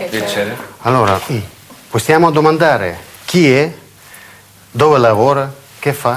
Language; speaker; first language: Italian; non-native, fluent; Russian